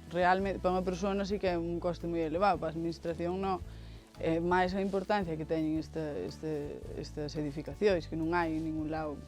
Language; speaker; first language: Galician; native; Galician